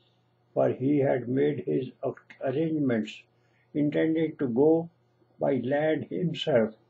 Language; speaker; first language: English; non-native, local second language; Punjabi